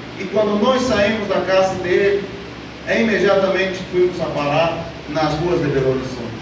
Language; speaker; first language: Portuguese; non-native, fluent; Spanish